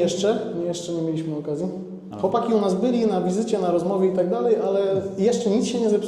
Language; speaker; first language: Polish; native; Polish